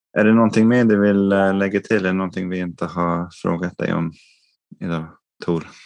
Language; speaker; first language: Swedish; non-native, fluent; English